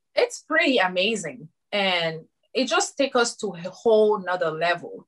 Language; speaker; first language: English; non-native, fluent; Susu